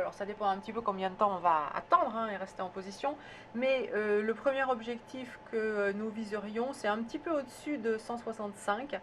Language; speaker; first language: French; native; French